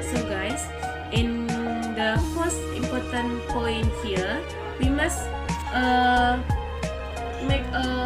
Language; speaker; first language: English; non-native, learner; Indonesian